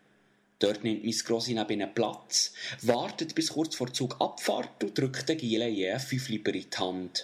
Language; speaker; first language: German; native; German